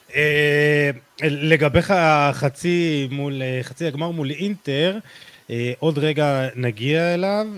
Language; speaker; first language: Hebrew; native; Hebrew